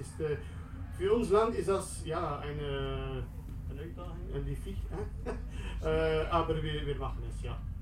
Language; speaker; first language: German; non-native, learner; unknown